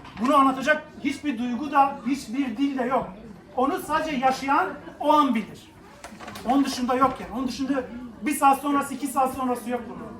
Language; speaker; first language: Turkish; non-native, local second language; Kurdish